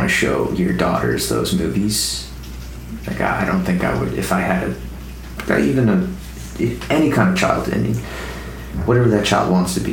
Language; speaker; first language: English; native; English